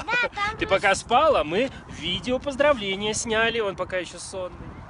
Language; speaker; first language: Russian; native; Russian